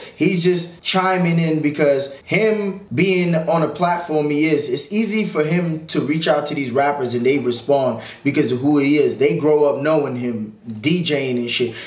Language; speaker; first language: English; native; English